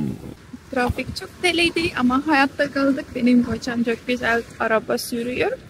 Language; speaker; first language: Turkish; non-native, learner; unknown